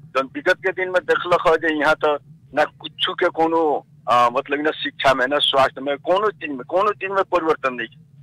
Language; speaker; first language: Bhojpuri; native; Bhojpuri